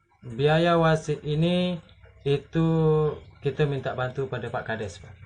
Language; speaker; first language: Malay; native; Malay